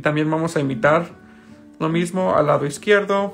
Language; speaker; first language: Spanish; early bilingual, heritage; Spanish